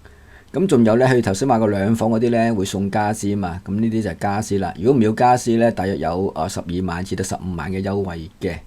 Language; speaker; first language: Cantonese; native; Cantonese